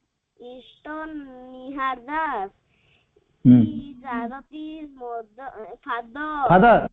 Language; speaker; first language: English; non-native, learner; Odia